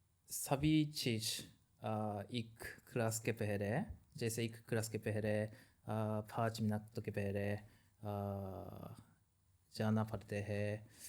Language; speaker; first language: Hindi; non-native, learner; Japanese